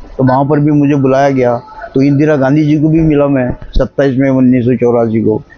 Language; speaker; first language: Hindi; non-native, local second language; Marathi